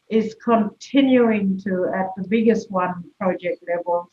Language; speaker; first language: English; non-native, local second language; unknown